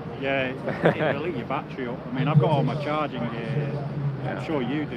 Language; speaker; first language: English; native; English